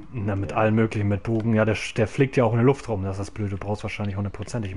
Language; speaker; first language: German; native; German